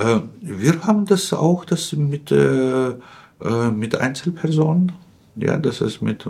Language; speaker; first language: German; non-native, fluent; Russian